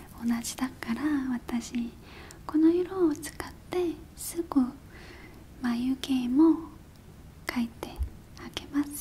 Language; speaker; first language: Japanese; non-native, fluent; Korean